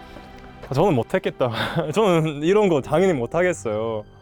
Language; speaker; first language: Korean; non-native, fluent; English